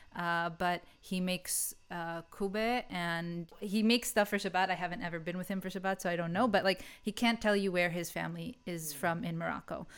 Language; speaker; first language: English; native; English